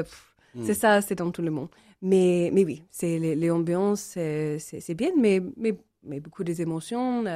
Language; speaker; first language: French; non-native, learner; English